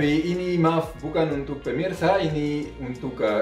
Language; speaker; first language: Indonesian; non-native, fluent; French